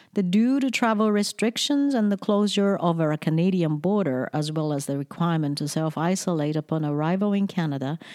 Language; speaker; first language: English; non-native, fluent; Japanese